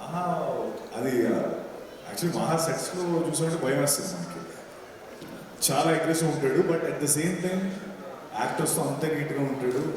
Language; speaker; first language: Telugu; native; Telugu